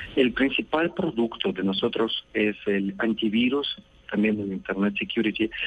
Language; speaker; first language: Spanish; non-native, fluent; Russian